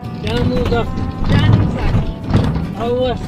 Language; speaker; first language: Russian; non-native, local second language; Kyrgyz